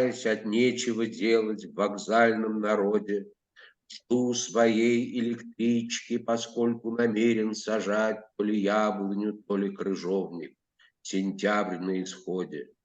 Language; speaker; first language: Russian; native; Russian